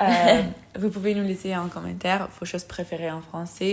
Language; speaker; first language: French; non-native, fluent; Spanish